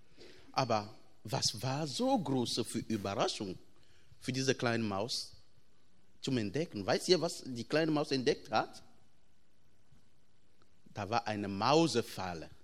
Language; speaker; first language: German; non-native, fluent; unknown